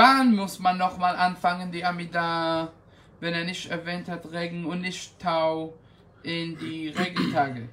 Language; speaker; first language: German; non-native, fluent; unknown